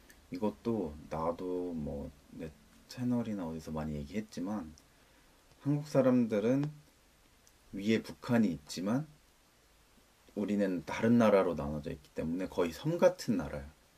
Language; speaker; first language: Korean; native; Korean